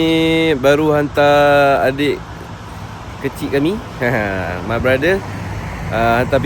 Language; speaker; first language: Malay; native; Malay